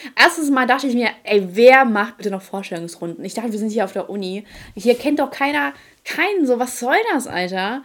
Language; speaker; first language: German; early bilingual, other home language; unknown